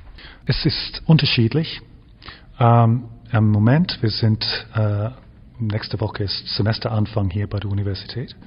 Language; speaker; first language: German; non-native, fluent; English